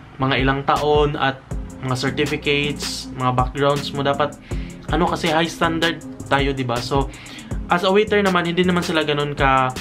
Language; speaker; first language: Filipino; native; Filipino